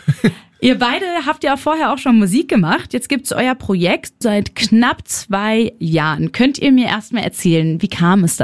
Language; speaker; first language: German; native; German